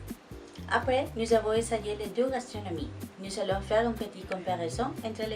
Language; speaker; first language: French; non-native, learner; Spanish